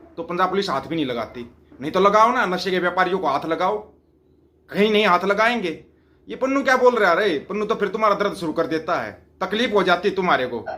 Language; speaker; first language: Hindi; non-native, local second language; Punjabi